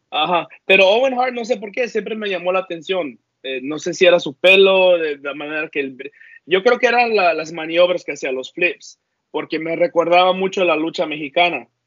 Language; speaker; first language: Spanish; early bilingual, heritage; Spanish